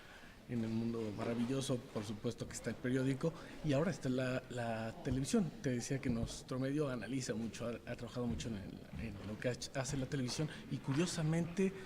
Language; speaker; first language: Spanish; native; Spanish